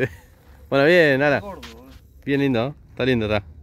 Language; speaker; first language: Spanish; native; Spanish